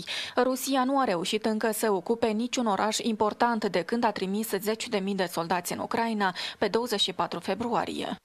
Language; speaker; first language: Romanian; native; Romanian